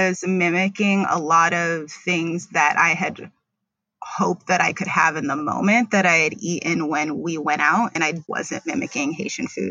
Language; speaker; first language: English; native; English